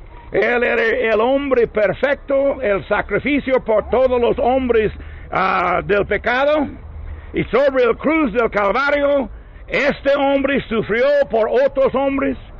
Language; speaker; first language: Spanish; non-native, learner; English